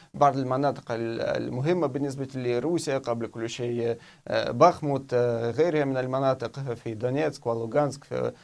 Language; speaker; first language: Arabic; non-native, fluent; Russian